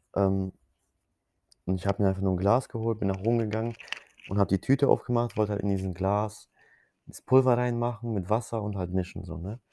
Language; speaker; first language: German; early bilingual, other home language; Polish